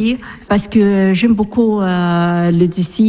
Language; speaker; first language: French; non-native, learner; Arabic